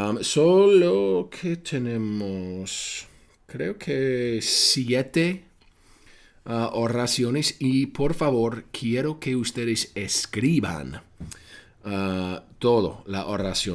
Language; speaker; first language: Spanish; non-native, fluent; English